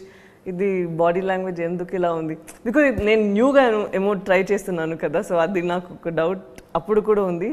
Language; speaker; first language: Telugu; non-native, fluent; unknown